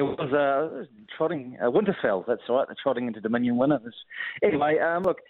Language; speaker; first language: English; native; English